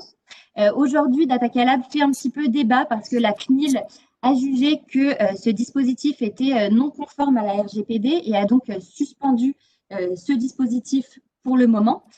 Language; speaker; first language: French; native; French